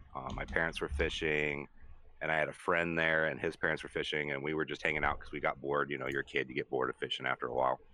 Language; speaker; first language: English; native; English